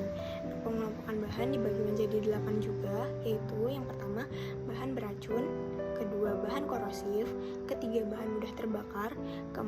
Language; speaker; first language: Malay; native; Malay